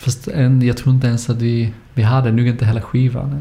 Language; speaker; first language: Swedish; native; Swedish